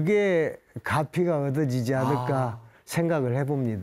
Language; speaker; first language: Korean; native; Korean